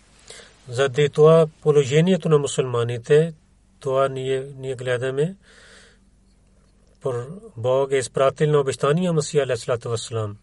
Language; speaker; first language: Bulgarian; non-native, learner; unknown